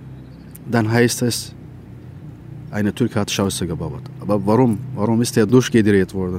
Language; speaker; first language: German; non-native, learner; Turkish